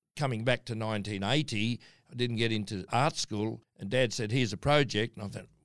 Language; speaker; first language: English; native; English